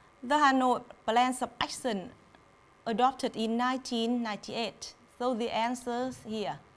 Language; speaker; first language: English; non-native, fluent; Vietnamese